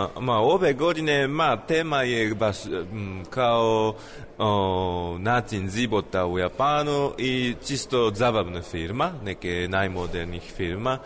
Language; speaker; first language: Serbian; non-native, learner; Japanese